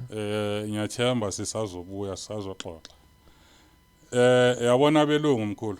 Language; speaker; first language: Zulu; native; Zulu